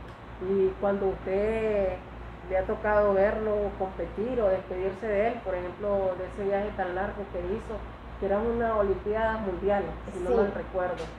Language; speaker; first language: Spanish; native; Spanish